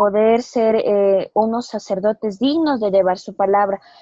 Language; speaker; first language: Spanish; native; Spanish